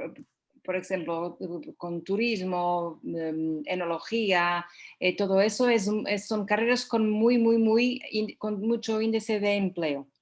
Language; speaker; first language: Spanish; non-native, fluent; Portuguese